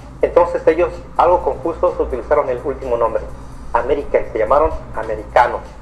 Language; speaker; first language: Spanish; native; Spanish